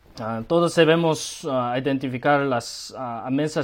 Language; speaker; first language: Spanish; non-native, learner; Korean